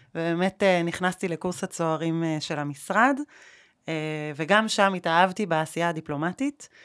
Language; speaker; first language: Hebrew; native; Hebrew